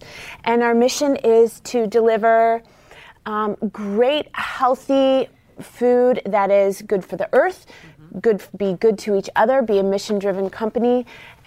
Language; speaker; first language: English; native; English